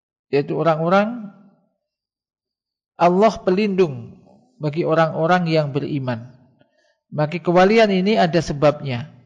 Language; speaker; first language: Indonesian; native; Indonesian